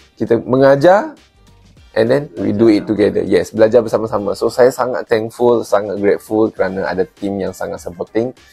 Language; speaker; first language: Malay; non-native, local second language; Chinese